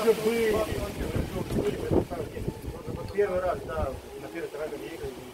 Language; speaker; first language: Russian; non-native, fluent; Lithuanian